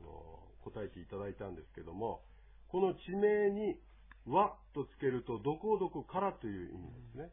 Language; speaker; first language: Japanese; native; Japanese